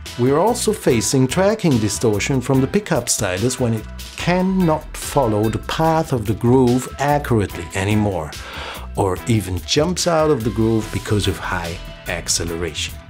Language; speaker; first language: English; non-native, fluent; German